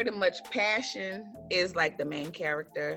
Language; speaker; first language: English; native; English